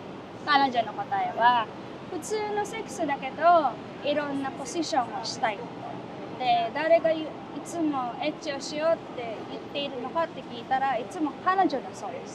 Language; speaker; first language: Japanese; non-native, fluent; Filipino